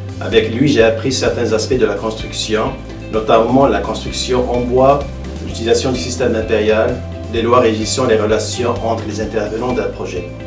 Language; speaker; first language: French; non-native, local second language; Arabic